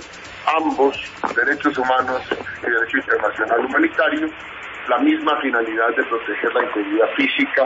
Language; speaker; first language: Spanish; native; Spanish